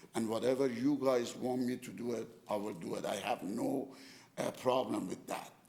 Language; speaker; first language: English; non-native, fluent; Persian